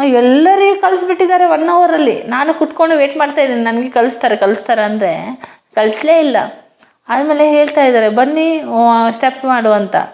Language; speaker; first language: Kannada; non-native, local second language; Hindi